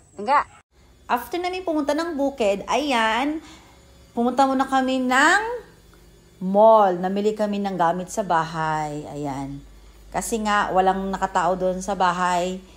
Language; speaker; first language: Filipino; non-native, local second language; Cebuano